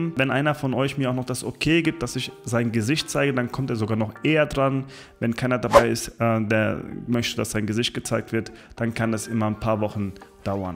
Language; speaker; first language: German; native; German